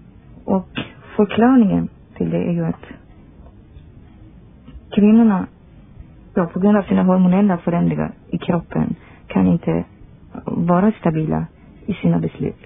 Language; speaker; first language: Swedish; non-native, fluent; Persian